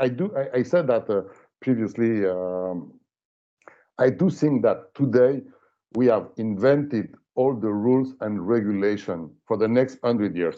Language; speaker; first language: English; non-native, fluent; French